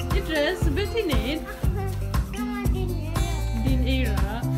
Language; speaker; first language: Welsh; non-native, learner; Malay